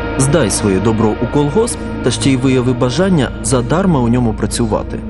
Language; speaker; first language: Ukrainian; native; Ukrainian